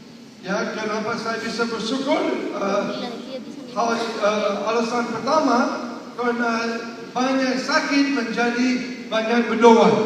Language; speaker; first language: Indonesian; non-native, learner; English